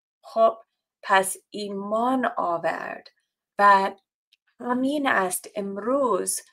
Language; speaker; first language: Persian; non-native, fluent; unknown